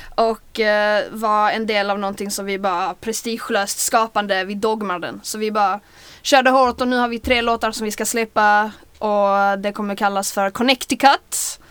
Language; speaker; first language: Swedish; native; Swedish